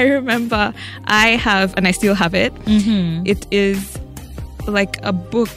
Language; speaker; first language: English; non-native, local second language; Ganda